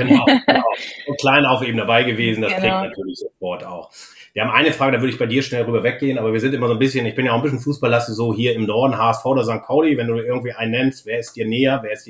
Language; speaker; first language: German; native; German